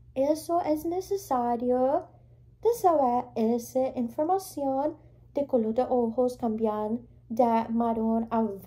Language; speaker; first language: Spanish; early bilingual, heritage; English